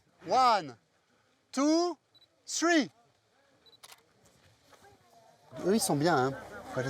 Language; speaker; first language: French; native; French